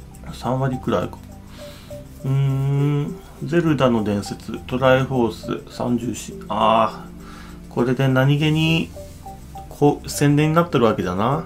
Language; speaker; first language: Japanese; native; Japanese